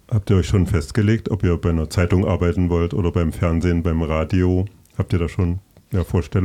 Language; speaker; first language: German; native; German